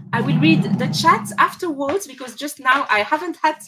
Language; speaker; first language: English; non-native, fluent; French